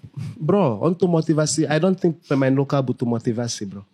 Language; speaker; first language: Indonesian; non-native, fluent; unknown